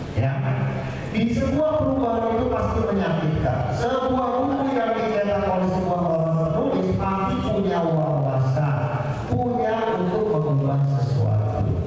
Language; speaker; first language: Indonesian; non-native, local second language; Javanese